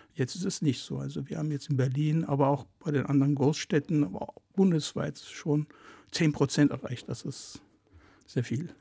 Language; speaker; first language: German; early bilingual, other home language; Turkish